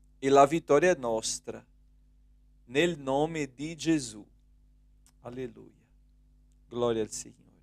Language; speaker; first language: Italian; non-native, fluent; Portuguese